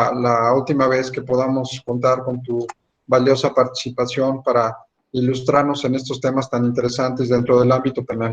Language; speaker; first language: Spanish; native; Spanish